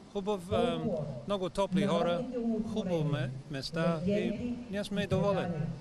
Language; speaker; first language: Bulgarian; non-native, learner; English